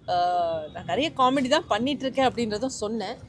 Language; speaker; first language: Tamil; native; Tamil